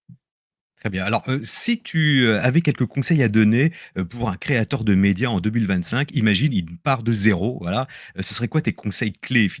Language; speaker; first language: French; native; French